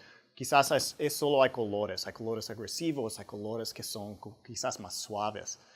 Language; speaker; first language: Spanish; non-native, fluent; English